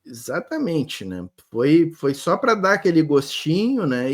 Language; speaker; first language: Portuguese; native; Portuguese